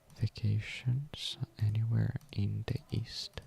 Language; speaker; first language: English; non-native, fluent; Russian